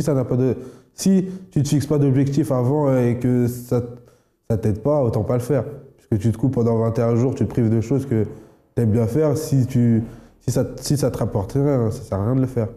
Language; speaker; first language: French; native; French